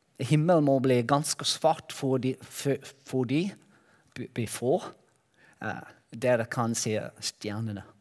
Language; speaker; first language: Norwegian; non-native, learner; Welsh